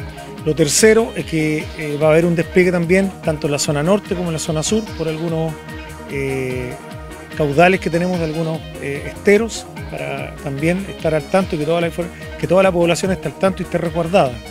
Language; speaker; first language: Spanish; native; Spanish